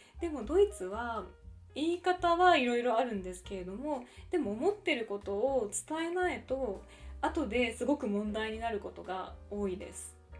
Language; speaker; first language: Japanese; native; Japanese